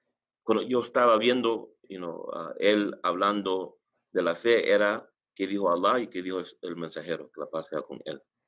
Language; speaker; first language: Spanish; early bilingual, heritage; English